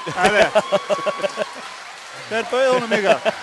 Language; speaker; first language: Icelandic; native; Icelandic